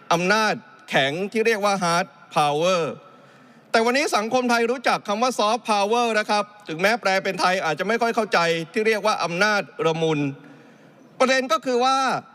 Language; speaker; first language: Thai; native; Thai